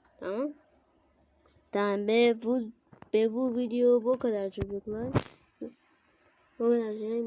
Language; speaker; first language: Turkish; non-native, learner; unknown